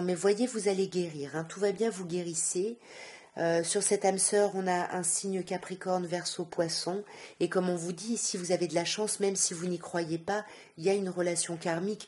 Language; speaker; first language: French; native; French